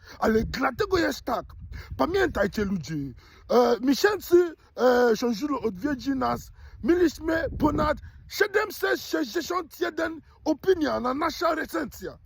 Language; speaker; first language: Polish; non-native, learner; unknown